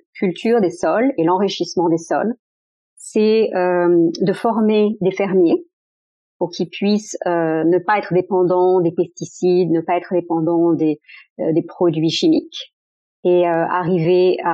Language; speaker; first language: French; native; French